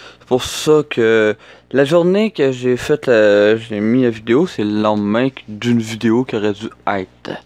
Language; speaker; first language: French; native; French